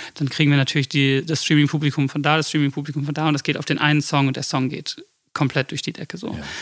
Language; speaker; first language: German; early bilingual, other home language; English